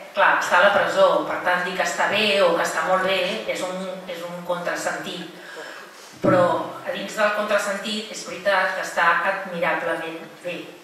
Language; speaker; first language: Catalan; native; Catalan